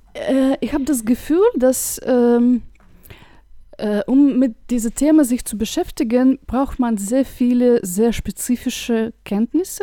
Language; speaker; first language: German; non-native, fluent; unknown